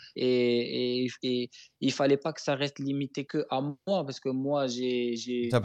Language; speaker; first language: French; non-native, local second language; Arabic